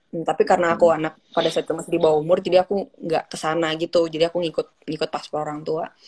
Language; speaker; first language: Indonesian; native; Indonesian